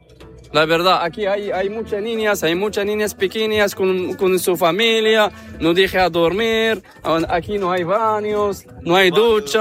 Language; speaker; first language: Spanish; non-native, learner; Arabic